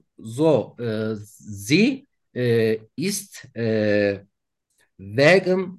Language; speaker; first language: German; non-native, learner; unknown